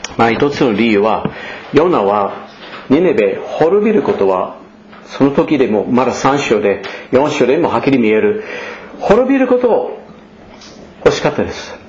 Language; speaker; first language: Japanese; non-native, fluent; English